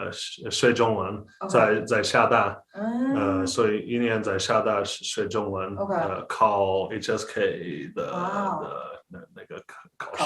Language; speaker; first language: Chinese; non-native, learner; English